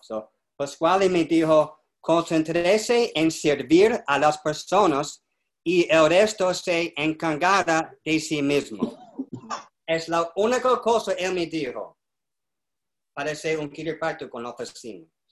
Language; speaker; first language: Spanish; non-native, learner; English